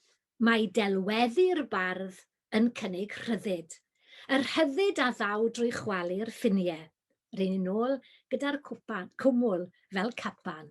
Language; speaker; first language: Welsh; native; Welsh